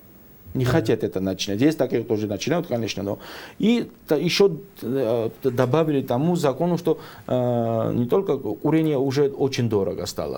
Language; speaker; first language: Russian; non-native, fluent; Georgian